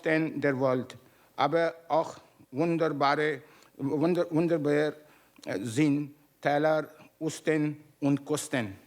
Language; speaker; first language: German; non-native, learner; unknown